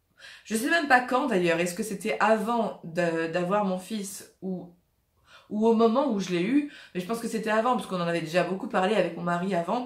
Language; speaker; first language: French; native; French